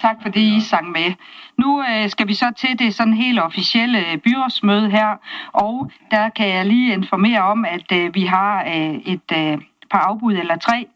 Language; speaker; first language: Danish; native; Danish